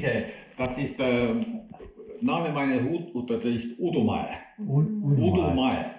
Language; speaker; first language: German; non-native, learner; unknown